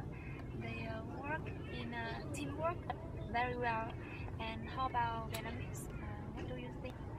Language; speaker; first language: English; non-native, learner; Vietnamese